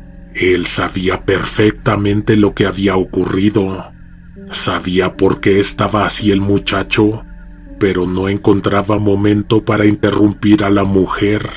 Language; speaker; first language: Spanish; native; Spanish